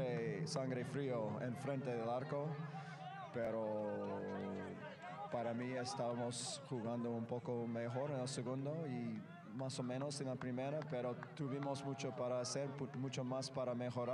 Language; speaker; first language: Spanish; non-native, learner; English